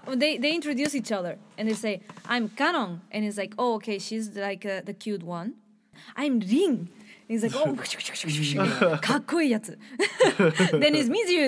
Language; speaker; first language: English; non-native, fluent; Spanish